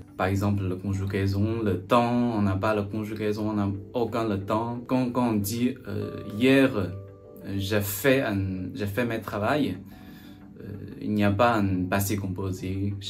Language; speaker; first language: French; non-native, learner; Chinese